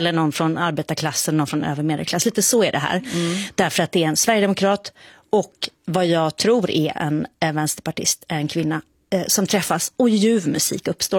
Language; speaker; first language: Swedish; native; Swedish